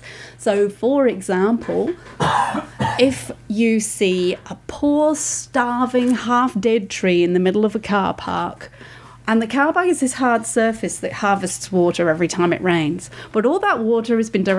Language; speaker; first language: English; native; English